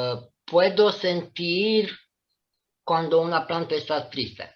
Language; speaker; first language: Spanish; non-native, fluent; Italian